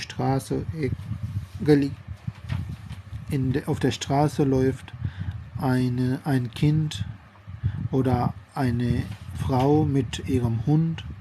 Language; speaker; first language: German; non-native, learner; Urdu